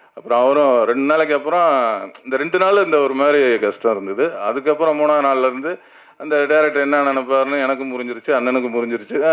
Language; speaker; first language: Tamil; native; Tamil